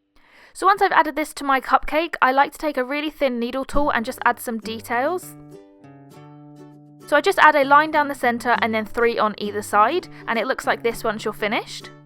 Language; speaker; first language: English; native; English